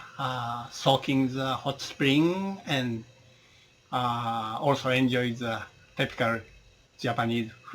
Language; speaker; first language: English; non-native, learner; Japanese